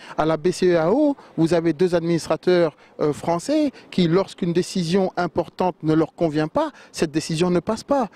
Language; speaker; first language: French; non-native, local second language; Wolof